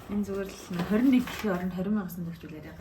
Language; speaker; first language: Mongolian; native; Mongolian